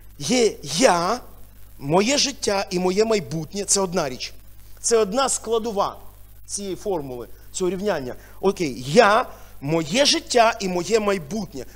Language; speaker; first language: Ukrainian; non-native, local second language; Russian